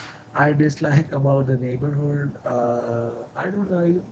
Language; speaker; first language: English; non-native, learner; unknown